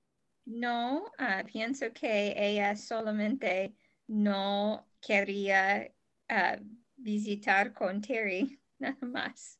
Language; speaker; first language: Spanish; non-native, learner; English